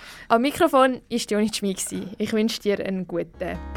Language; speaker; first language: German; native; German